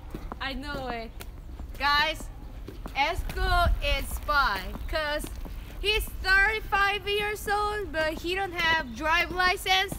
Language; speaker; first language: English; non-native, learner; Korean